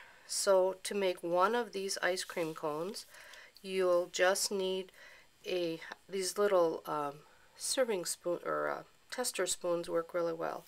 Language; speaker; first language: English; native; English